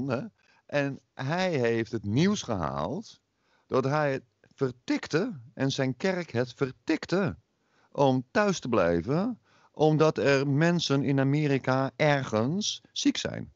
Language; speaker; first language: Dutch; native; Dutch